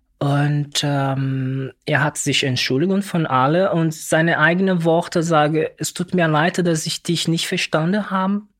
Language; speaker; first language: German; non-native, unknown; Portuguese